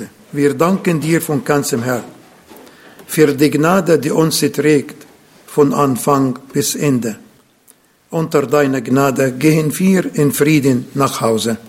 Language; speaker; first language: German; non-native, fluent; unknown